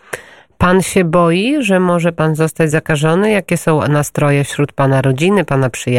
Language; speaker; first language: Polish; native; Polish